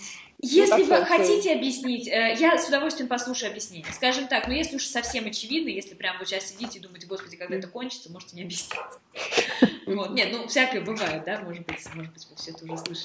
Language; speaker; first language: Russian; native; Russian